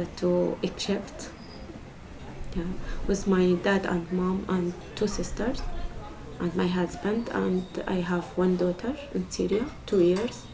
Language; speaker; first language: English; non-native, learner; Arabic